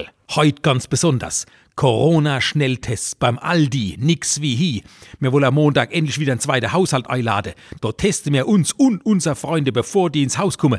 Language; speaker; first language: German; native; German